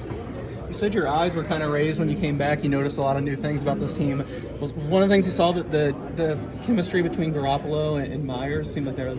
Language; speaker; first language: English; native; English